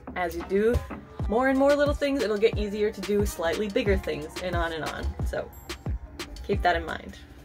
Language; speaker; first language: English; native; English